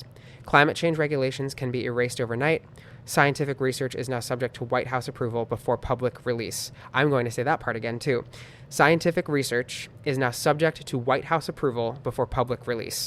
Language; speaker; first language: English; native; English